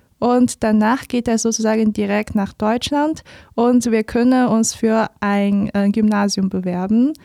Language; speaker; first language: German; non-native, fluent; Chinese